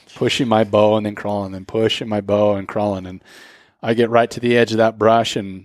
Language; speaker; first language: English; native; English